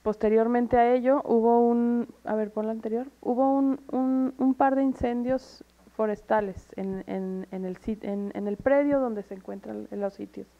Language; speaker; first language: Spanish; native; Spanish